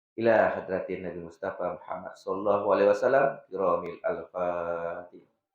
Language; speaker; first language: Malay; non-native, local second language; Minangkabau